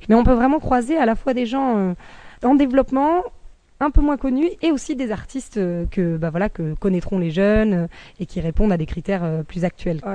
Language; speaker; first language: French; native; French